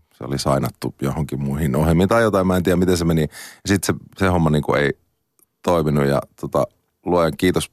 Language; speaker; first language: Finnish; native; Finnish